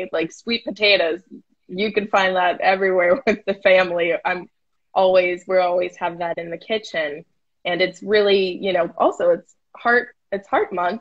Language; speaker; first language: English; native; English